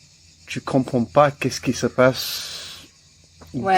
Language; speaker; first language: French; non-native, learner; English